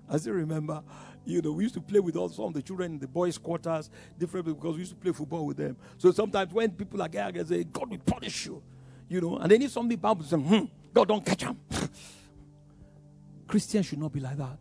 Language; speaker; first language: English; non-native, local second language; Yoruba